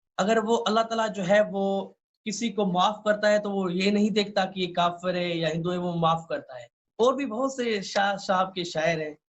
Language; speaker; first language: Urdu; non-native, local second language; Sindhi